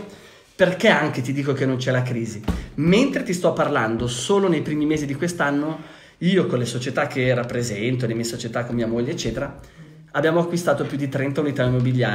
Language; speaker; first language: Italian; native; Italian